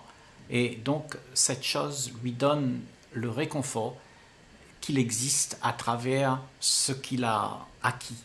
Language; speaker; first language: French; native; French